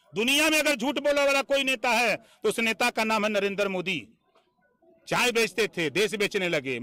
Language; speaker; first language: Hindi; native; Hindi